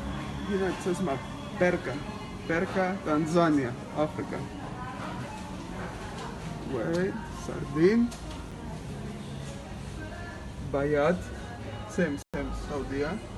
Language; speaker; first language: Arabic; non-native, learner; Greek